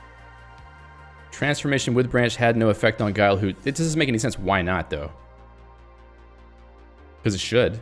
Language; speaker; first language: English; native; English